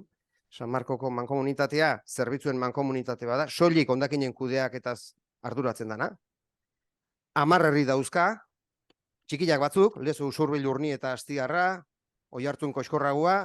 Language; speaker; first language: Basque; native; Basque